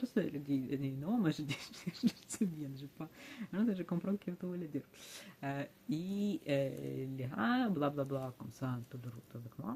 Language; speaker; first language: French; non-native, learner; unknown